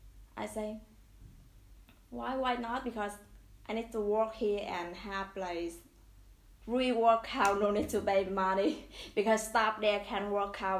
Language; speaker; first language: English; non-native, learner; Vietnamese